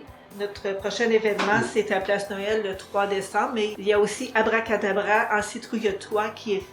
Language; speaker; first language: French; native; French